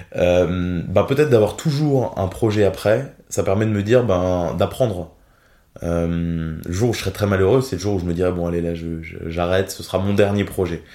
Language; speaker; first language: French; native; French